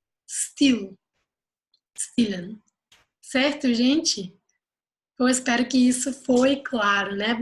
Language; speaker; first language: Portuguese; non-native, fluent; Dutch